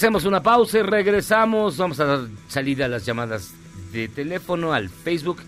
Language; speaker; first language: Spanish; native; Spanish